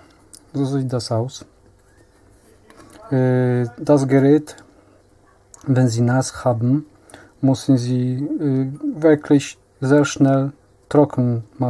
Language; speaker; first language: German; non-native, learner; Polish